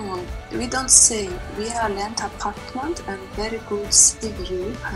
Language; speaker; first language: English; non-native, learner; Russian